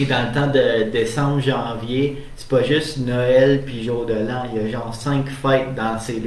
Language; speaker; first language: French; native; French